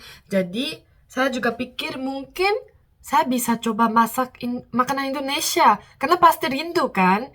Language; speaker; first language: Indonesian; non-native, fluent; Korean